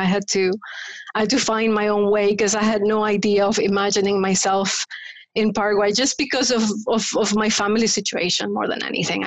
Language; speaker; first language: English; non-native, fluent; Spanish